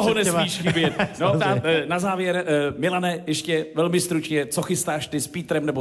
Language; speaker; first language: Czech; native; Czech